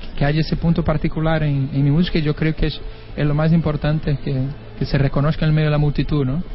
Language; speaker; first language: Spanish; non-native, fluent; Portuguese